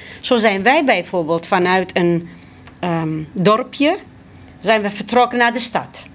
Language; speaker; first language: Dutch; early bilingual, other home language; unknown